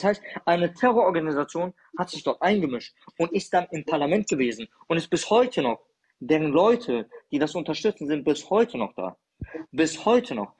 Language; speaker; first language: German; early bilingual, other home language; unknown